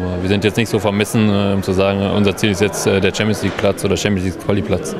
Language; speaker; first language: German; native; German